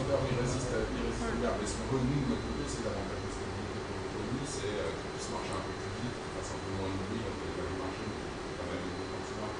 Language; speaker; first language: French; native; French